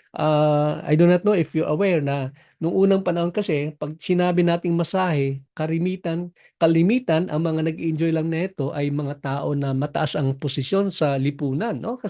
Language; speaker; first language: Filipino; non-native, local second language; Cebuano